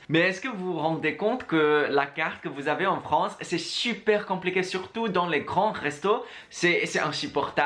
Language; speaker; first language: French; non-native, fluent; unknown